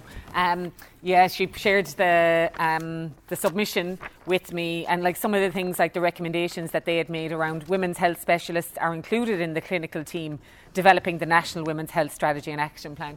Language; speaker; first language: English; native; English